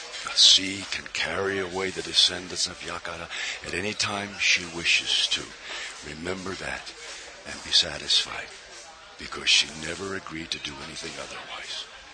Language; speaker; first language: English; native; English